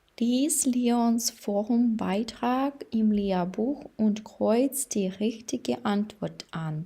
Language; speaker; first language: German; non-native, fluent; Ukrainian